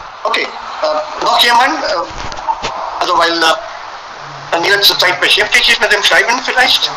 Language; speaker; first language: German; non-native, fluent; Hindi